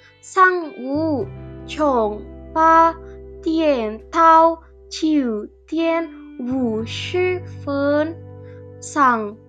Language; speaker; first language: Chinese; non-native, learner; Indonesian